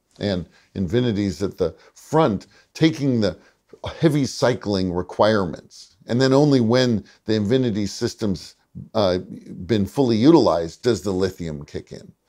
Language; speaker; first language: English; native; English